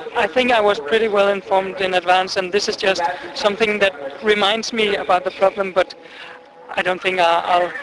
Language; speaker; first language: English; non-native, fluent; Danish